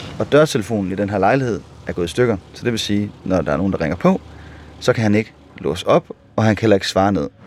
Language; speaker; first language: Danish; native; Danish